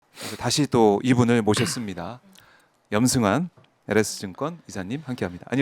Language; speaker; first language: Korean; native; Korean